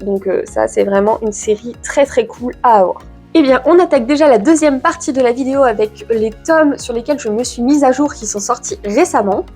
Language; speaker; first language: French; native; French